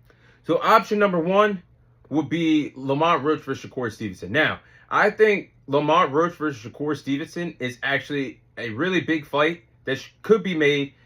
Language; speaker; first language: English; native; English